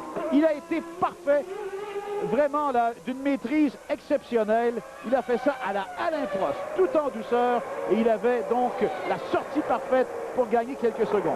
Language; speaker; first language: French; native; French